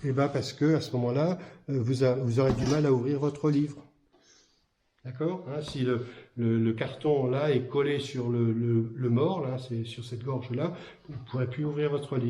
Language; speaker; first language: French; native; French